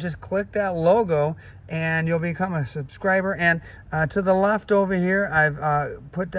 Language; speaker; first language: English; native; English